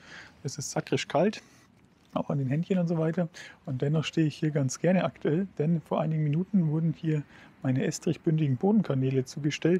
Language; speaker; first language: German; native; German